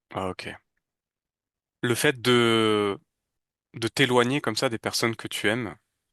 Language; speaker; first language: French; native; French